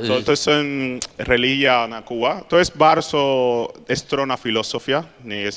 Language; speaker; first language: Polish; non-native, learner; Spanish